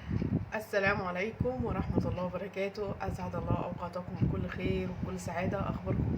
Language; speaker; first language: Arabic; native; Arabic